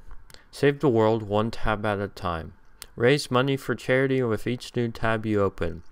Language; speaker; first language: English; native; English